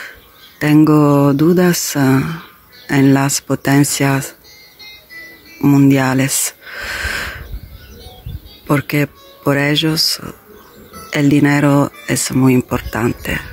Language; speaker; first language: Spanish; non-native, learner; Italian